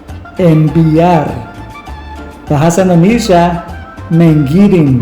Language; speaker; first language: Indonesian; non-native, learner; Spanish